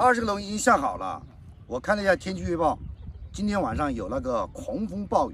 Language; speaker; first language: Chinese; native; Chinese